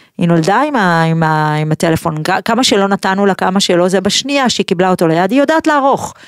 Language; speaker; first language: Hebrew; native; Hebrew